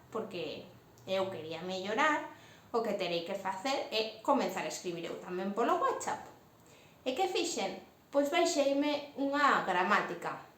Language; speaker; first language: Galician; non-native, local second language; Spanish